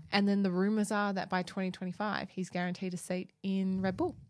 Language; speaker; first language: English; native; English